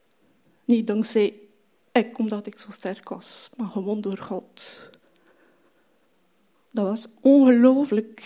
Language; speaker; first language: Dutch; non-native, fluent; French